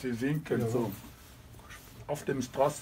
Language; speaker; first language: German; non-native, learner; Lingala